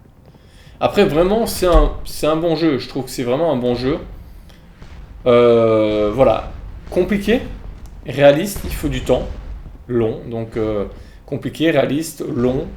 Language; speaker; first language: French; native; French